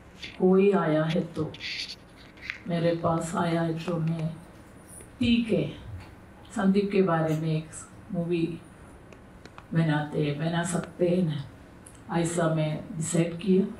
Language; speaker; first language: Hindi; non-native, local second language; Malayalam